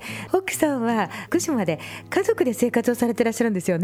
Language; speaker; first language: Japanese; native; Japanese